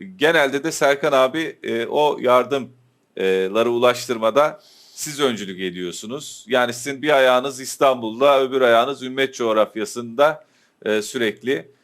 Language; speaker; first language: Turkish; native; Turkish